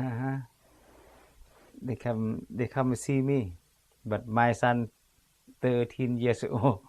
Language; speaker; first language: English; non-native, learner; Lao